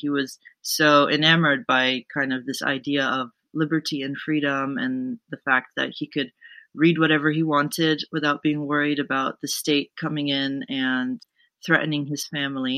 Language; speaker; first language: English; native; English